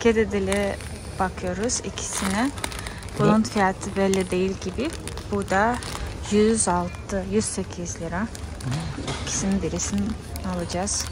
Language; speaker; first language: Turkish; non-native, fluent; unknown